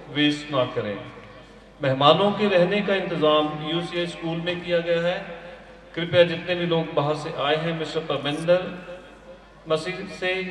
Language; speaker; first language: Hindi; non-native, local second language; Punjabi